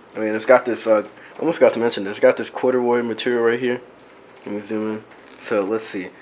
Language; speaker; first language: English; native; English